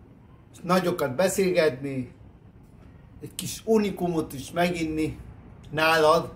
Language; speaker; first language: Hungarian; non-native, fluent; Spanish